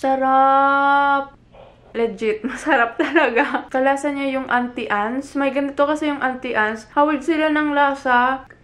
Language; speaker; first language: Filipino; non-native, local second language; Hiligaynon